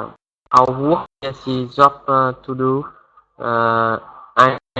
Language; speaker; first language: English; non-native, learner; Vietnamese